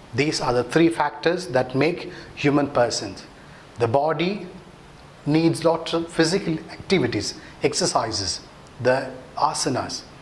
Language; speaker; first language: English; non-native, local second language; Tamil